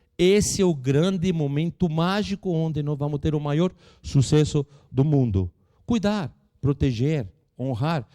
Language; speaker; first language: Portuguese; non-native, fluent; Spanish